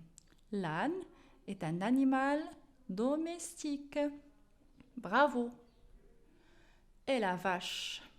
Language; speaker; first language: French; non-native, local second language; Arabic